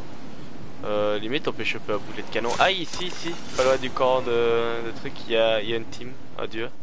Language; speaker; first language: French; native; French